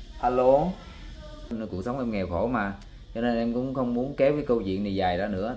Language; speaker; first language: Vietnamese; non-native, local second language; Khmer